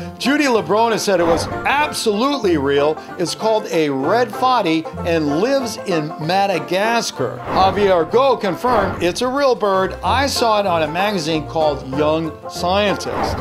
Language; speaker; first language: English; native; English